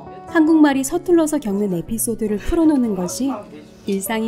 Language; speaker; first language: Korean; native; Korean